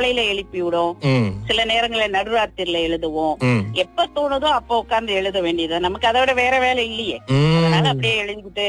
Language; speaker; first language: Tamil; early bilingual, heritage; Tamil